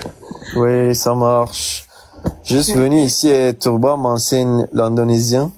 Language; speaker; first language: French; non-native, fluent; Turkish